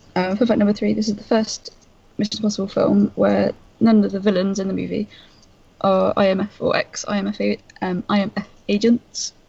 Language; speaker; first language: English; native; English